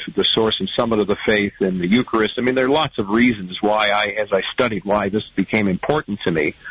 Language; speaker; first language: English; native; English